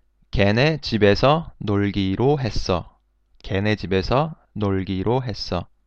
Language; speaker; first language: Korean; native; Korean